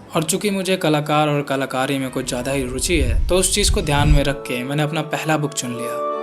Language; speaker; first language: Hindi; non-native, local second language; Bhojpuri